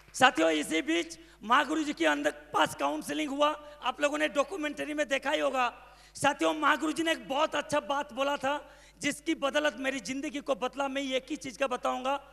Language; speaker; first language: Hindi; non-native, local second language; Bangla